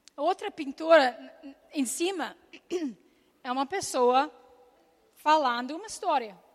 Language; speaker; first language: Portuguese; non-native, learner; English